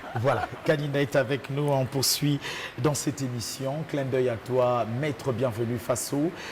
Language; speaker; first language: French; non-native, local second language; Lingala